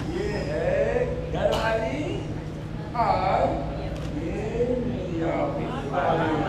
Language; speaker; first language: Hindi; non-native, local second language; Gujarati